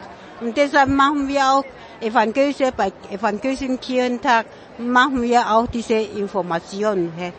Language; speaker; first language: German; non-native, fluent; Min Nan Chinese